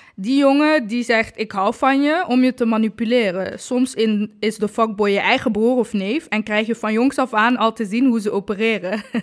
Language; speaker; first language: Dutch; early bilingual, other home language; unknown